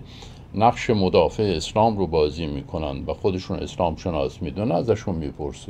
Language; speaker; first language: Persian; native; Persian